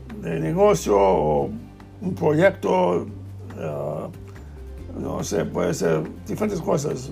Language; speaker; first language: Spanish; non-native, learner; English